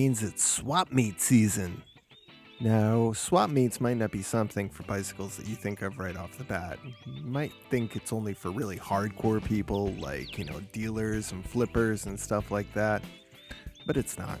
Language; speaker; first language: English; native; English